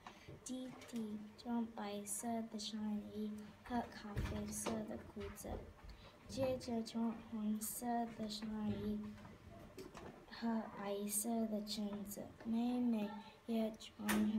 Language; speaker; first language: Chinese; non-native, learner; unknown